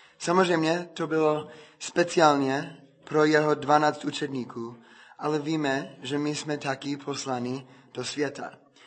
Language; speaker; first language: Czech; non-native, fluent; English